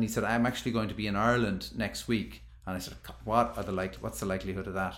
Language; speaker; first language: English; native; English